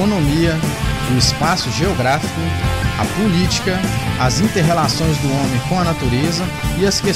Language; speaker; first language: Portuguese; native; Portuguese